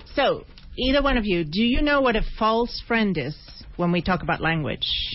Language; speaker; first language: English; non-native, fluent; Swedish